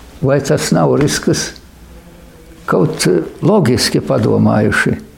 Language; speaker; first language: Latvian; native; Latvian